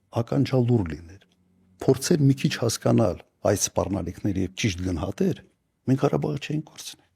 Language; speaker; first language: Armenian; native; Armenian